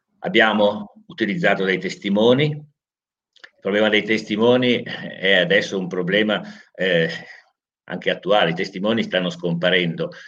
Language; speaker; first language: Italian; native; Italian